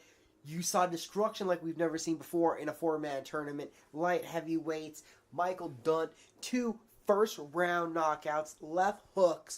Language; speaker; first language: English; native; English